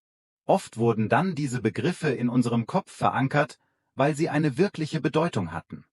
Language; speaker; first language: German; non-native, fluent; Vietnamese